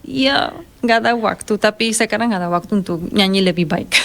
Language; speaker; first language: Indonesian; non-native, fluent; Spanish